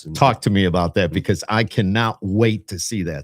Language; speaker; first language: English; native; English